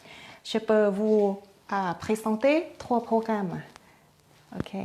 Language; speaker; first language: French; non-native, learner; Thai